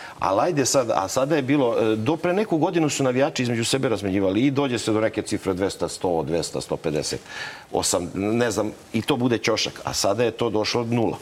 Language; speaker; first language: Serbian; native; Serbian